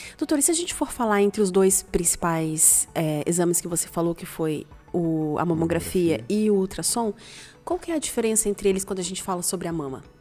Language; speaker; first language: Portuguese; native; Portuguese